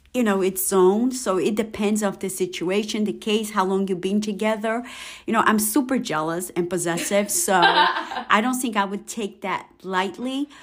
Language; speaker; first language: English; non-native, fluent; Portuguese